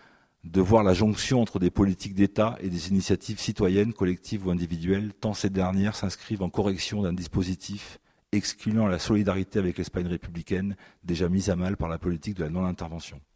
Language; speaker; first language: French; native; French